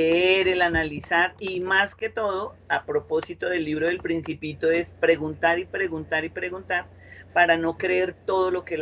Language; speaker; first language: Spanish; native; Spanish